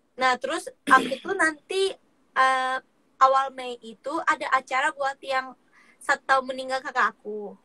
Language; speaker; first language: Indonesian; non-native, fluent; Japanese